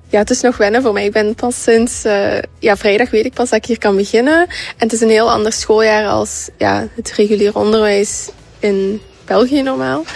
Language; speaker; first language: Dutch; native; Dutch